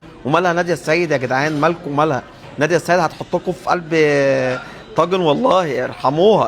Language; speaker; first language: Arabic; native; Arabic